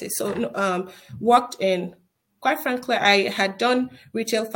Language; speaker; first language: English; non-native, local second language; Yoruba